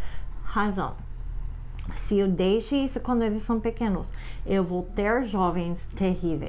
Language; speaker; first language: Portuguese; non-native, fluent; English